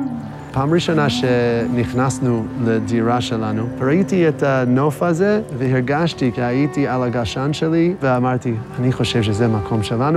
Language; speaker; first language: Hebrew; non-native, fluent; English